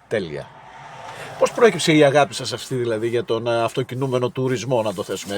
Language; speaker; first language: Greek; native; Greek